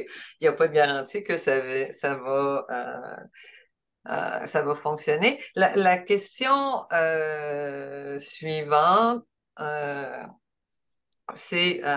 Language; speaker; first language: French; native; French